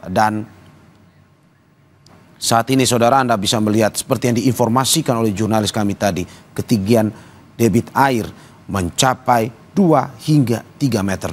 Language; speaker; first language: Indonesian; native; Indonesian